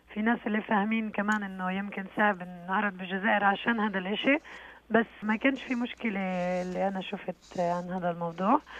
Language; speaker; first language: Arabic; early bilingual, heritage; Arabic